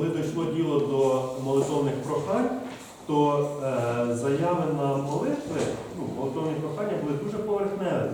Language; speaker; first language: Ukrainian; native; Ukrainian